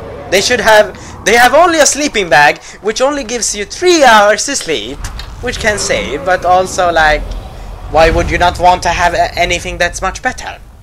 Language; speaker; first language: English; non-native, fluent; Swedish